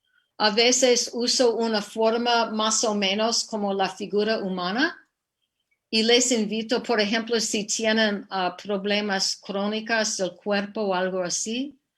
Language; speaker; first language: Spanish; non-native, fluent; English